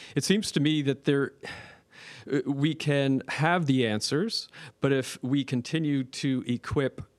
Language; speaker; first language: English; native; English